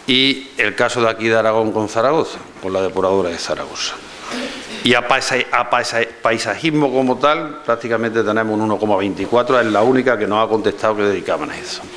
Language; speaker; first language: Spanish; native; Spanish